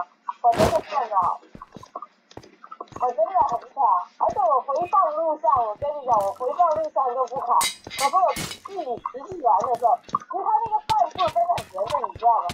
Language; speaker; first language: Chinese; native; Chinese